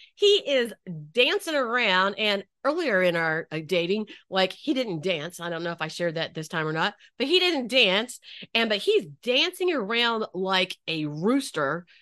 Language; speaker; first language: English; native; English